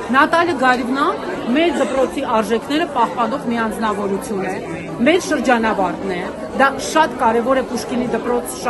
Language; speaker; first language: Armenian; native; Armenian